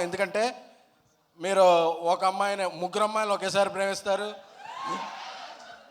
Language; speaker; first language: Telugu; native; Telugu